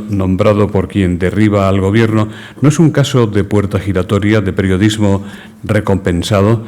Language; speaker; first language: Spanish; native; Spanish